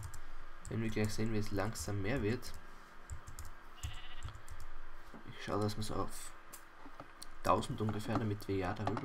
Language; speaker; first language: German; native; German